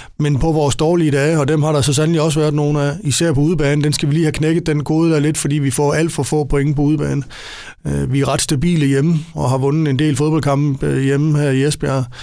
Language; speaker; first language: Danish; native; Danish